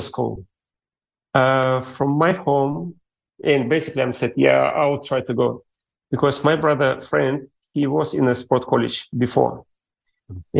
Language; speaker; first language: English; non-native, fluent; Russian